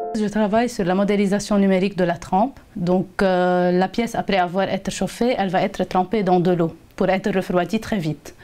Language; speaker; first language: French; non-native, local second language; Arabic